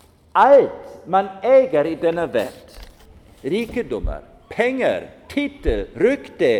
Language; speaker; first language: Swedish; non-native, fluent; German